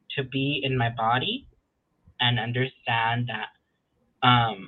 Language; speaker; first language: English; early bilingual, other home language; Spanish